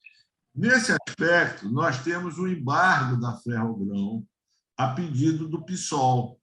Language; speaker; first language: Portuguese; native; Portuguese